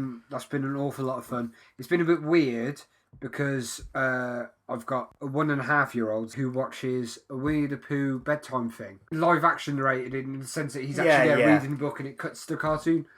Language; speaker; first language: English; native; English